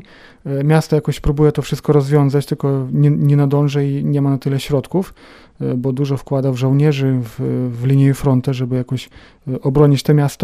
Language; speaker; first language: Polish; non-native, fluent; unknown